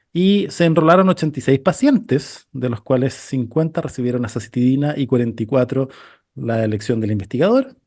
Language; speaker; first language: Spanish; native; Spanish